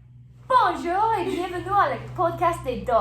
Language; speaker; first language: French; non-native, learner; English